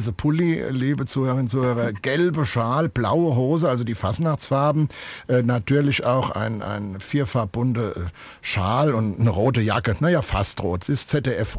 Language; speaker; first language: German; native; German